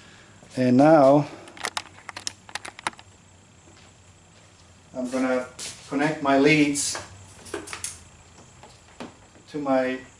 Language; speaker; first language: English; non-native, fluent; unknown